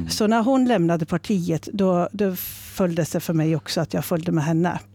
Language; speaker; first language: Swedish; native; Swedish